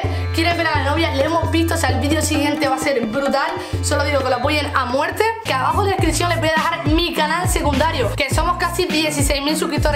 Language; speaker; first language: Spanish; native; Spanish